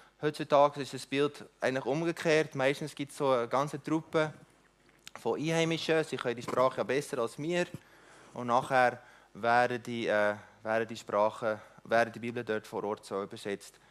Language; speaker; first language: German; non-native, fluent; Afrikaans